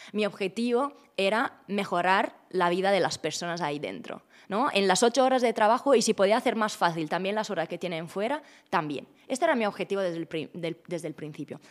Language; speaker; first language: Spanish; non-native, fluent; Italian